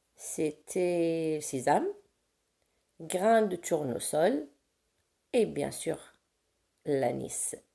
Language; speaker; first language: French; non-native, local second language; Arabic